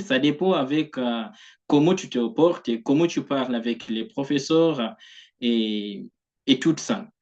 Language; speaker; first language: French; non-native, fluent; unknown